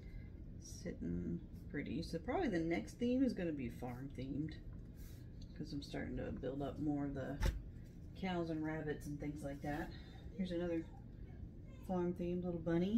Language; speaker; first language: English; native; English